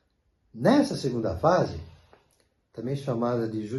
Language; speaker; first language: Portuguese; native; Portuguese